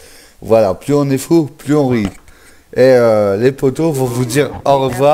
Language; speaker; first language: French; native; French